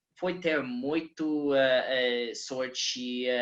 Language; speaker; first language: Portuguese; non-native, learner; English